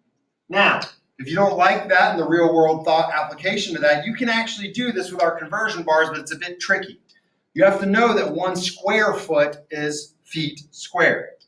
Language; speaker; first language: English; native; English